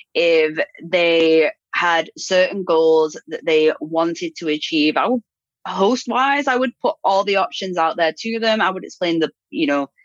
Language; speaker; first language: English; native; English